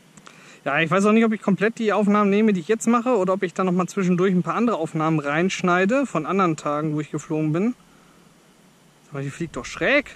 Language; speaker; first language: German; native; German